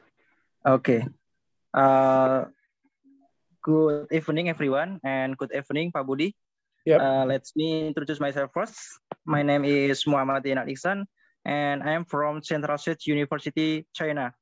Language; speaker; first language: English; non-native, learner; Indonesian